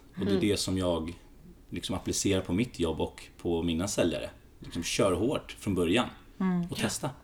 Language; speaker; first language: Swedish; early bilingual, other home language; Greek